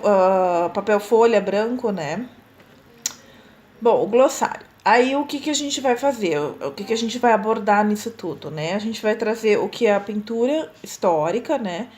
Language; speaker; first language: Portuguese; native; Portuguese